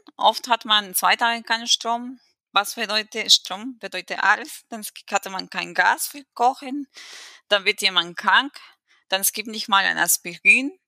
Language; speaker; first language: German; non-native, fluent; Spanish